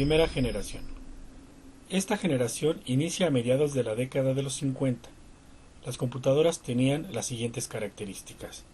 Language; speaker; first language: Spanish; native; Spanish